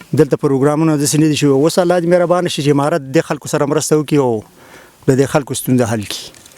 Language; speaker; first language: Pashto; non-native, local second language; Gujari